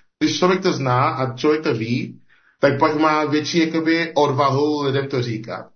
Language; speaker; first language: Czech; non-native, fluent; English